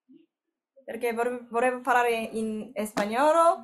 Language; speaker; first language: Italian; non-native, learner; Japanese